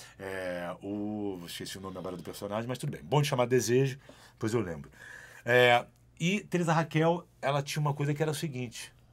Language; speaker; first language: Portuguese; native; Portuguese